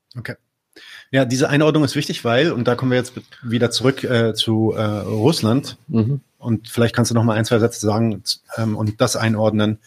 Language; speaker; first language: German; native; German